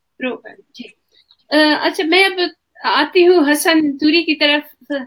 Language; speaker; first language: Urdu; non-native, local second language; Pashto